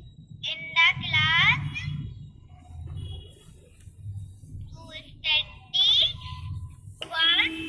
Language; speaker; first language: English; non-native, learner; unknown